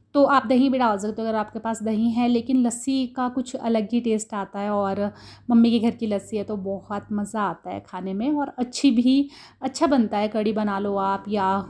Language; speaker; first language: Hindi; non-native, local second language; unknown